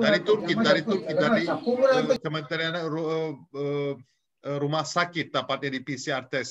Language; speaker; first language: Indonesian; non-native, fluent; Turkish